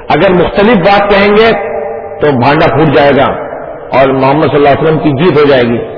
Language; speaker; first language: Urdu; non-native, local second language; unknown